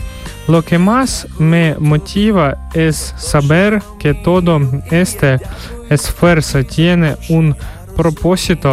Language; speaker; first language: Spanish; non-native, learner; Ukrainian